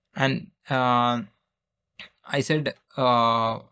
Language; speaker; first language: English; non-native, local second language; Malayalam